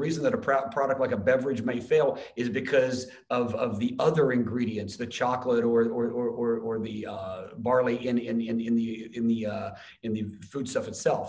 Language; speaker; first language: English; native; English